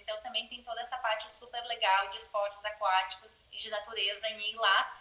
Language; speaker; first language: Portuguese; native; Portuguese